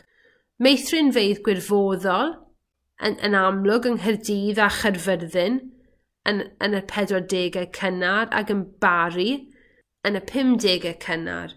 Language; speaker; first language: Welsh; native; Welsh